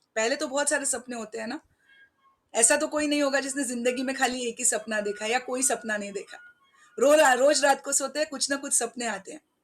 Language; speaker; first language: Hindi; non-native, local second language; Marathi